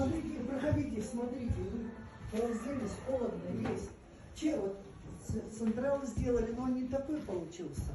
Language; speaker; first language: Russian; native; Russian